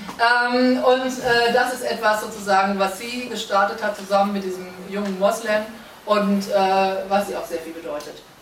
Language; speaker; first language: German; native; German